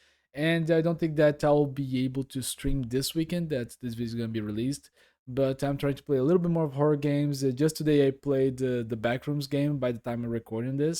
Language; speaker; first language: English; non-native, fluent; Portuguese